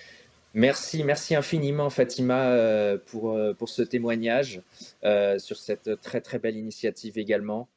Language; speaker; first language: French; native; French